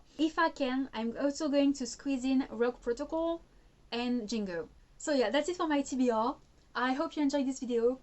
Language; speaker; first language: English; non-native, fluent; French